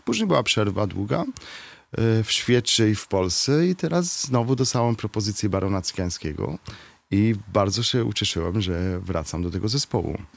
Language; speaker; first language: Polish; non-native, fluent; Arabic